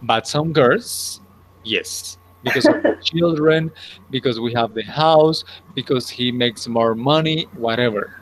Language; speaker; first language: English; non-native, fluent; Spanish